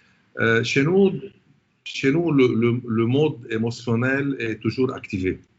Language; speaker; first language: French; non-native, local second language; Arabic